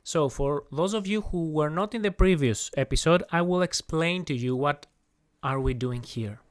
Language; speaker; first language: English; non-native, fluent; Greek